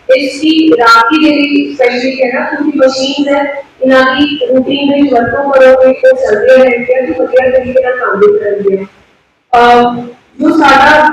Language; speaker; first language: Hindi; non-native, local second language; Punjabi